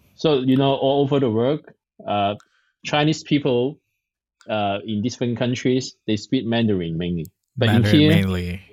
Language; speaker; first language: English; non-native, local second language; Cantonese